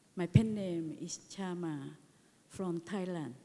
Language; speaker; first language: English; non-native, learner; Thai